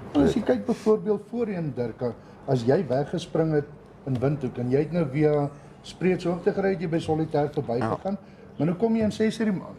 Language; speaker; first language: Afrikaans; native; Afrikaans